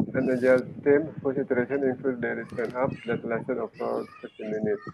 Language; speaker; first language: English; non-native, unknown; Indonesian